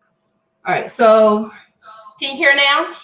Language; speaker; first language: English; native; English